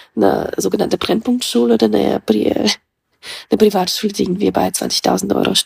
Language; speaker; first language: German; early bilingual, other home language; Russian